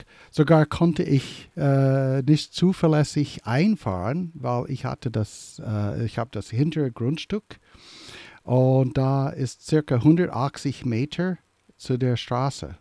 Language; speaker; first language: German; early bilingual, heritage; English